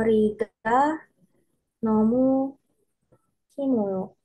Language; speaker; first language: Korean; non-native, learner; Indonesian